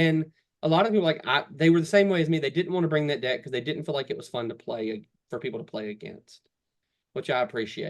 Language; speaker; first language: English; native; English